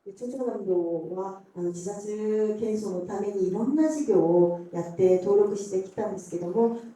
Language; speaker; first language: Japanese; non-native, fluent; Korean